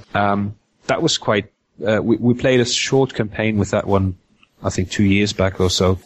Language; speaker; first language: English; non-native, fluent; German